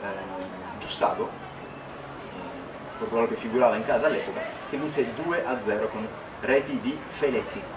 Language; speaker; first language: Italian; native; Italian